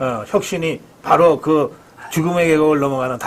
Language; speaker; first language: Korean; native; Korean